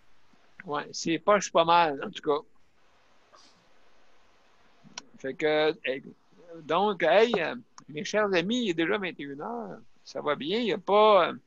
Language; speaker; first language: French; native; French